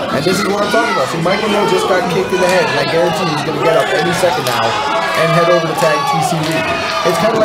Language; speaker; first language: English; native; English